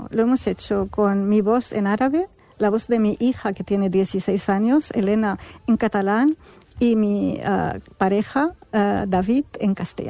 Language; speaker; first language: Spanish; non-native, fluent; Arabic